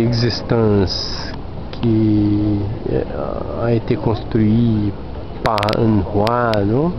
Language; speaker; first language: French; non-native, learner; Portuguese